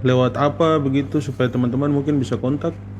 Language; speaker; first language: Malay; native; Malay